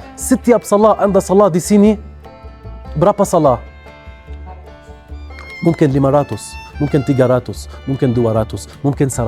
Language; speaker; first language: Indonesian; non-native, learner; Arabic